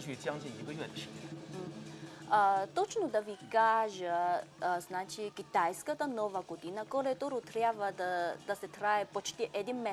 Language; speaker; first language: Bulgarian; non-native, fluent; Chinese